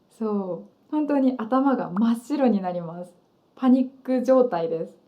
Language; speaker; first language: Japanese; native; Japanese